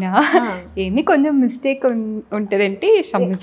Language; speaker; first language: Telugu; non-native, learner; Tamil